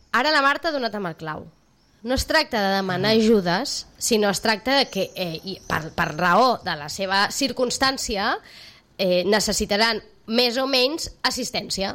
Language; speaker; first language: Catalan; native; Catalan